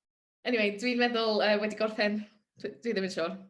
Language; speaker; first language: Welsh; non-native, learner; English